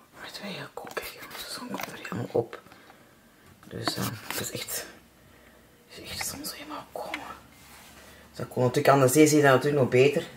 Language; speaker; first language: Dutch; native; Dutch